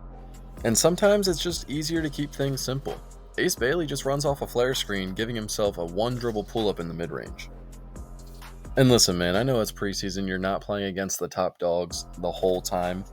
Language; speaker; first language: English; native; English